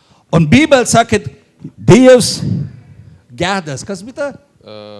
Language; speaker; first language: Latvian; non-native, learner; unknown